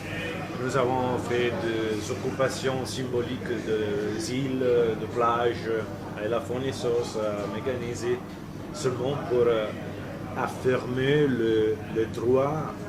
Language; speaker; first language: French; non-native, fluent; Italian